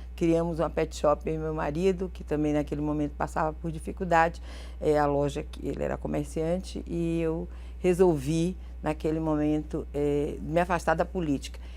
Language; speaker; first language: Portuguese; early bilingual, other home language; Galician